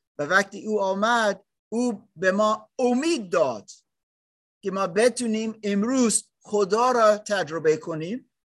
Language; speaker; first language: Persian; non-native, learner; German